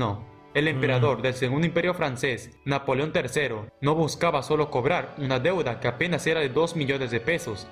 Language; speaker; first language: Spanish; native; Spanish